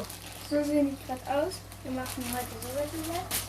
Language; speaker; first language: German; early bilingual, other home language; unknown